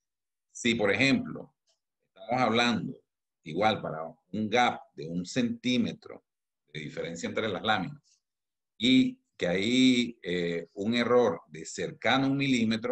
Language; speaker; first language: Spanish; native; Spanish